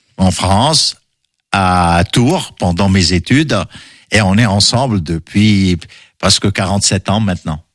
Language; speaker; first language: French; non-native, local second language; Arabic